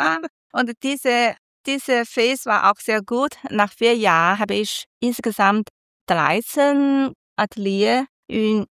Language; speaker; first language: German; non-native, learner; Chinese